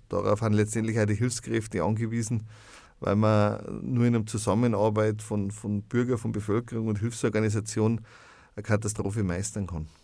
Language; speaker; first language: German; native; German